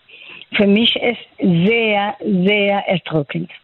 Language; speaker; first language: German; non-native, fluent; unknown